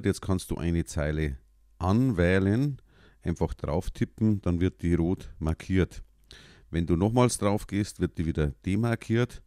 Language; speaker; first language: German; native; German